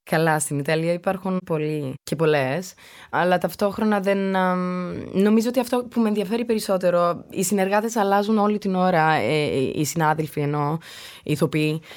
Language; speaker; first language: Greek; early bilingual, heritage; Greek